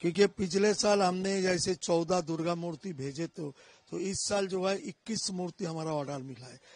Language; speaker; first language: Hindi; non-native, local second language; Bangla